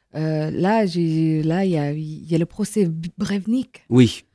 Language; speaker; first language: French; non-native, fluent; Indonesian